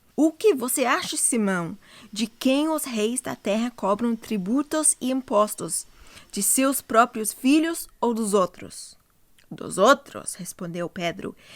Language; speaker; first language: Portuguese; non-native, fluent; English